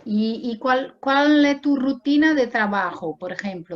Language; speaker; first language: Spanish; non-native, fluent; Portuguese